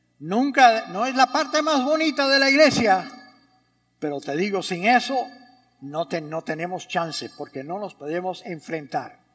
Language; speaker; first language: Spanish; early bilingual, heritage; Spanish